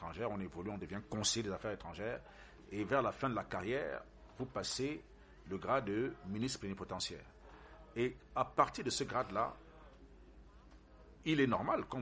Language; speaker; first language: French; native; French